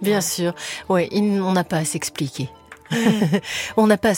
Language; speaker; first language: French; native; French